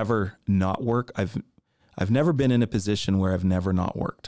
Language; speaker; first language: English; native; English